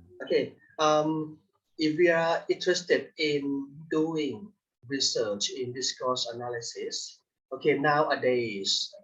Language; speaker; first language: English; non-native, fluent; Thai